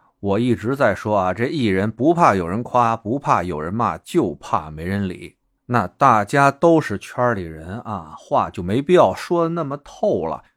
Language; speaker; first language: Chinese; native; Chinese